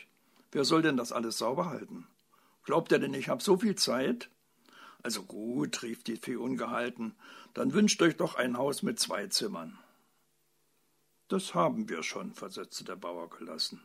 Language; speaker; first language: German; native; German